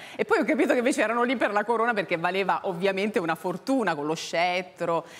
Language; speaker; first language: Italian; native; Italian